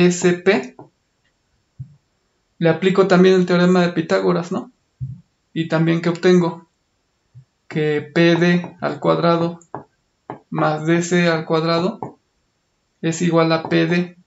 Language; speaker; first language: Spanish; native; Spanish